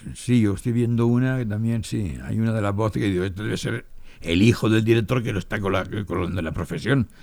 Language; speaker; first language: Spanish; native; Spanish